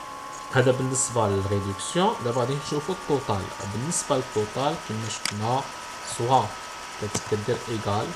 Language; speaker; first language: Arabic; native; Arabic